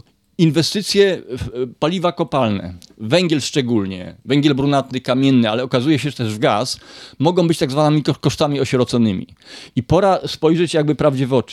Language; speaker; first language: Polish; native; Polish